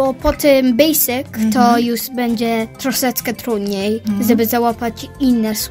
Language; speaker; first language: Polish; early bilingual, heritage; Polish